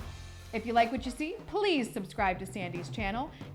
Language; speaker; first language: English; native; English